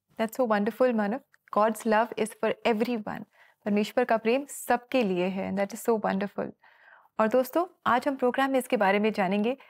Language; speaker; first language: Hindi; native; Hindi